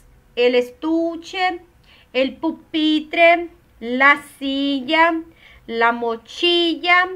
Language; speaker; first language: Spanish; non-native, learner; Portuguese